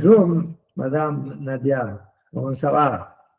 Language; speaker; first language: French; non-native, learner; Italian